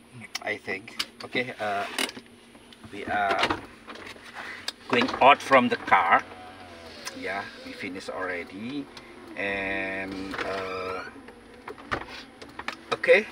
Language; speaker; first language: English; non-native, learner; Indonesian